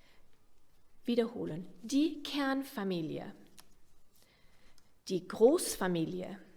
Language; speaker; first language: German; non-native, fluent; English